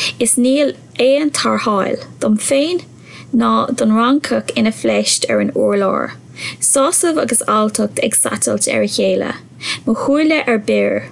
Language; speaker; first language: Irish; non-native, local second language; English